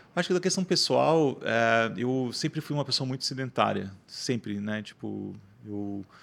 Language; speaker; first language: Portuguese; native; Portuguese